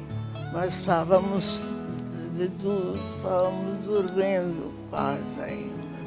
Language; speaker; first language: Portuguese; non-native, fluent; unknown